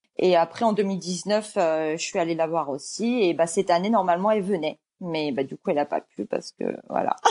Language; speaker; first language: French; early bilingual, other home language; Georgian